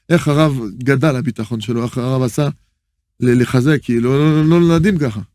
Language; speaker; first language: Hebrew; non-native, fluent; French